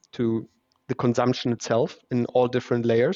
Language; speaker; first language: English; non-native, fluent; German